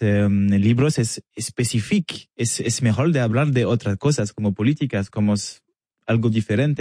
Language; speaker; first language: Spanish; non-native, learner; French